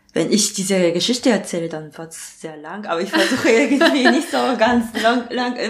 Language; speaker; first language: German; non-native, learner; Japanese